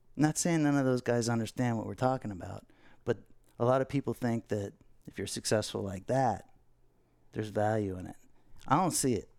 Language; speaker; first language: English; native; English